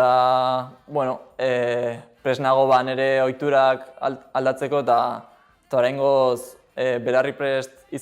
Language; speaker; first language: Basque; non-native, local second language; Spanish